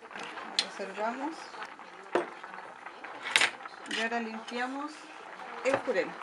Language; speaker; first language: Spanish; native; Spanish